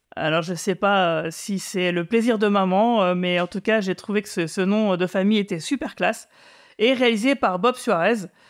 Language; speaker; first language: French; native; French